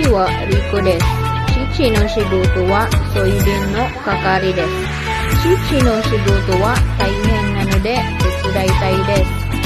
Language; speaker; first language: Japanese; non-native, learner; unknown